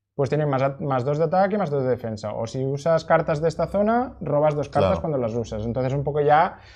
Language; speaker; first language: Spanish; native; Spanish